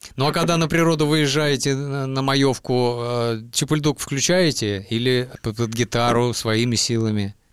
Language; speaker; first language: Russian; native; Russian